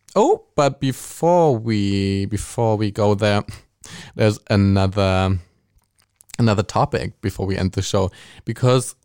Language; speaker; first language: English; non-native, fluent; German